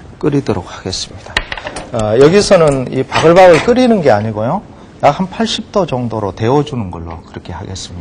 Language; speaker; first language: Korean; native; Korean